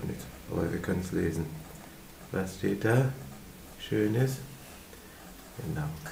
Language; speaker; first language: German; native; German